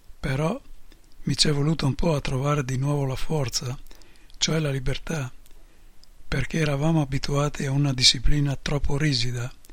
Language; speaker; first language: Italian; native; Italian